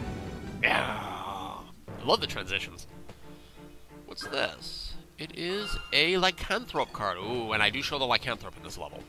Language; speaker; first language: English; native; English